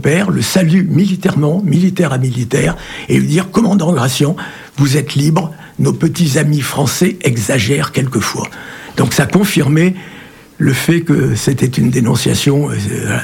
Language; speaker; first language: French; native; French